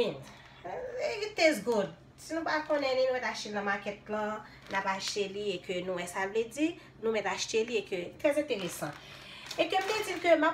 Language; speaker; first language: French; non-native, local second language; Haitian Creole